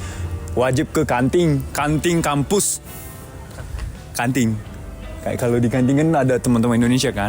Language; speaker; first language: Indonesian; non-native, fluent; Japanese